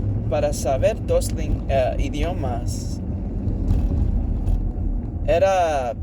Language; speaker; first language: Spanish; early bilingual, heritage; English